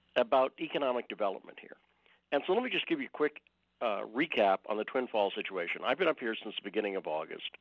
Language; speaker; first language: English; native; English